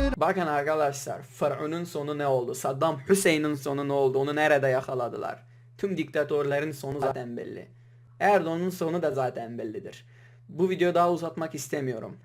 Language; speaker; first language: Turkish; non-native, local second language; Kurdish